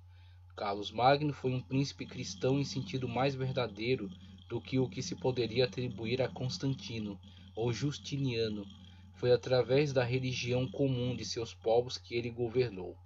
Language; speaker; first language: Portuguese; native; Portuguese